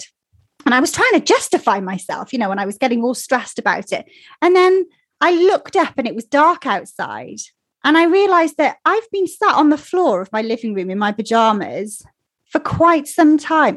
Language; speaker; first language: English; native; English